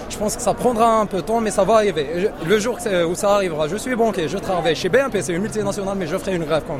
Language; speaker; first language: French; non-native, local second language; Arabic